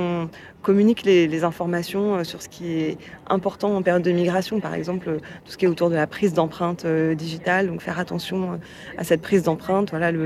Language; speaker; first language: French; native; French